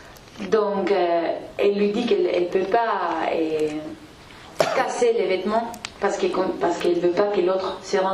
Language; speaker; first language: French; non-native, fluent; Spanish